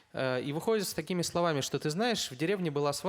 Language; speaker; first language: Russian; native; Russian